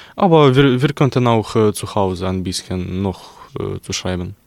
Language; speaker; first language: German; non-native, learner; Ukrainian